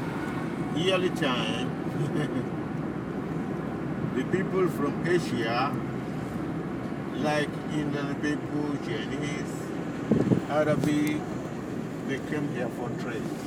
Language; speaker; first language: English; non-native, local second language; Swahili